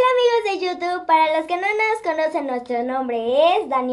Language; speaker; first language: Spanish; native; Spanish